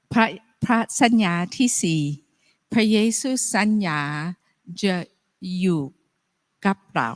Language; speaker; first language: Thai; non-native, fluent; English